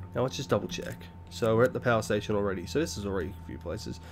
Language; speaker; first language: English; native; English